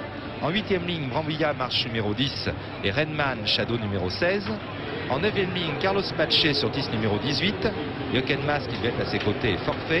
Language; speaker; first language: French; native; French